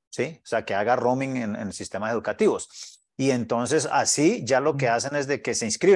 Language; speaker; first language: Spanish; native; Spanish